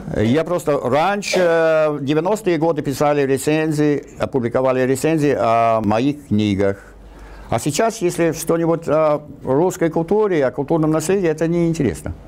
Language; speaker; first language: Russian; non-native, fluent; English